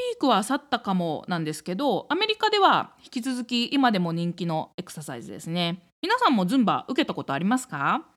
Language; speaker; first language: Japanese; native; Japanese